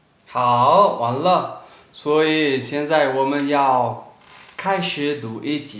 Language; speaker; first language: Chinese; non-native, fluent; Amharic